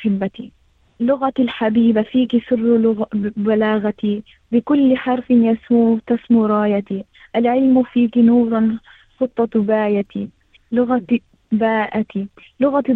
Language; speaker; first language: Arabic; early bilingual, heritage; Arabic